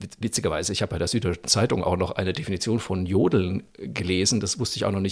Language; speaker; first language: German; native; German